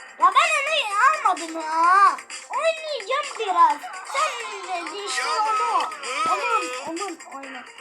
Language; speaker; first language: Turkish; early bilingual, other home language; Arabic